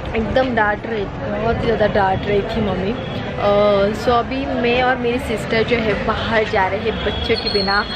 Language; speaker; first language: Hindi; non-native, local second language; Marathi